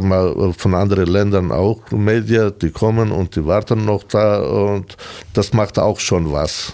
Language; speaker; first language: German; non-native, learner; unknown